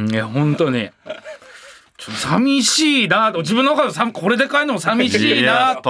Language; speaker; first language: Japanese; native; Japanese